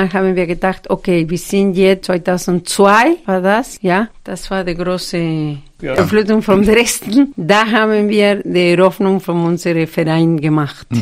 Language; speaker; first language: German; non-native, fluent; Spanish